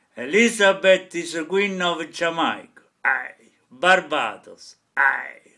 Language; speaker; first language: English; non-native, fluent; Italian